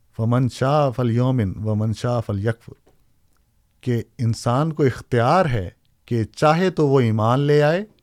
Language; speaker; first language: Urdu; native; Urdu